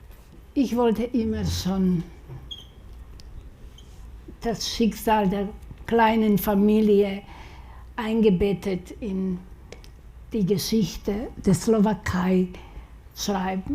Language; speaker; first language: German; non-native, fluent; Slovak